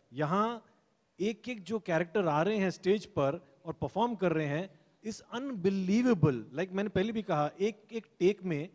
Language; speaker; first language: Hindi; native; Hindi